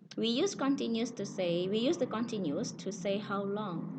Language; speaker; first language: English; non-native, fluent; Indonesian